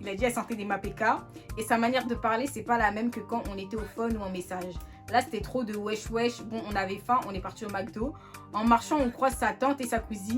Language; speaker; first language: French; native; French